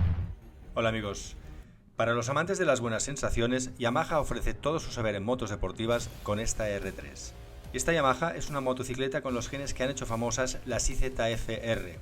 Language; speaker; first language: Spanish; native; Spanish